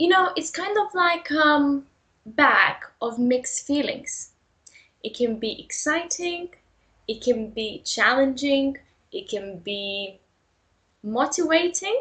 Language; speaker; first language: English; non-native, fluent; Lithuanian